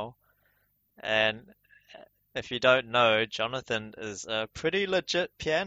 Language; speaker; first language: English; native; English